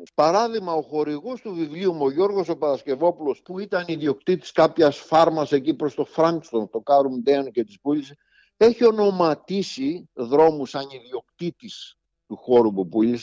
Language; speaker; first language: Greek; native; Greek